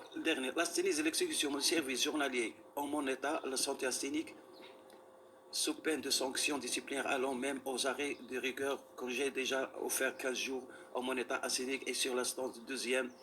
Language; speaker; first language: French; non-native, local second language; Arabic